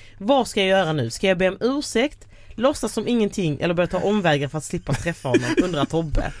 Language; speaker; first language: Swedish; native; Swedish